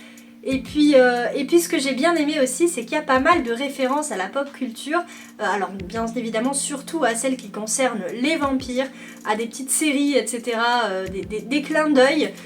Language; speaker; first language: French; native; French